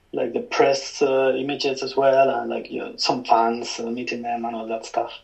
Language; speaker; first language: English; non-native, fluent; Spanish